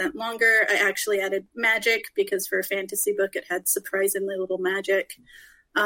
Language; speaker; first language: English; native; English